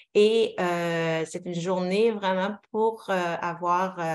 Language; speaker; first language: French; native; French